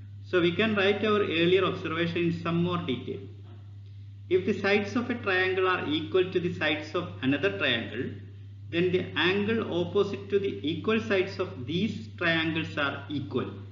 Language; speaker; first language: English; non-native, local second language; Malayalam